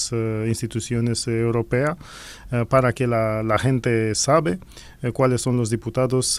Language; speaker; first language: Spanish; non-native, fluent; Romanian